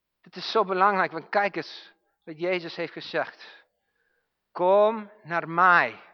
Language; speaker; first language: Dutch; non-native, fluent; English